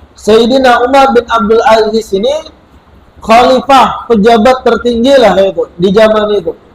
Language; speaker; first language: Malay; native; Malay